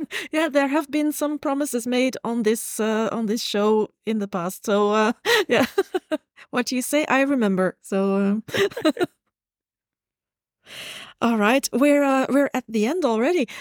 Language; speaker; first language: English; non-native, fluent; Dutch